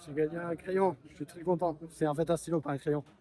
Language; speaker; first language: French; native; French